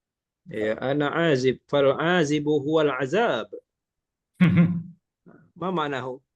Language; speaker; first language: Arabic; non-native, fluent; Malay